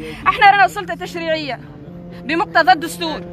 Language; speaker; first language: Arabic; native; Arabic